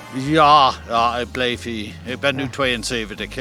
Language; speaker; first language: Dutch; non-native, learner; English